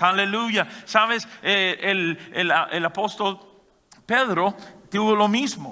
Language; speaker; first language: Spanish; native; Spanish